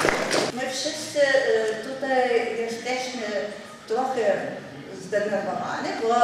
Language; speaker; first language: Polish; non-native, learner; Lithuanian